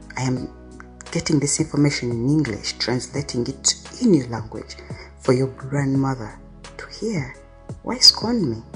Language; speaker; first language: English; non-native, local second language; Ganda